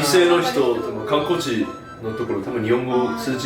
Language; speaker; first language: Japanese; non-native, fluent; Chinese